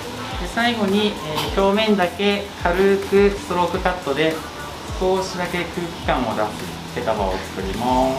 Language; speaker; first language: Japanese; native; Japanese